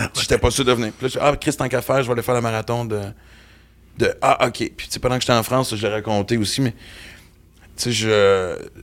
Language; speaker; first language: French; native; French